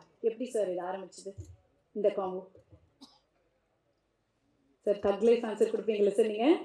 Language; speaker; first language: Tamil; native; Tamil